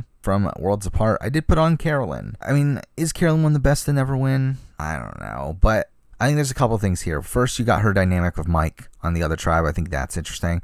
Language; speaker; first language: English; native; English